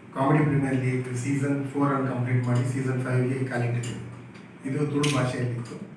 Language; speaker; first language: Kannada; non-native, local second language; Tulu